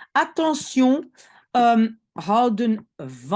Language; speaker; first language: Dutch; non-native, fluent; French